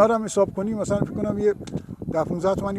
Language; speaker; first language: Persian; native; Persian